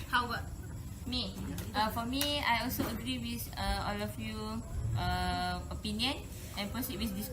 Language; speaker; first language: English; non-native, local second language; Malay